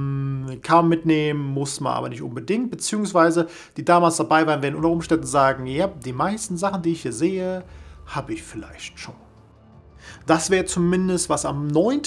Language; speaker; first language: German; native; German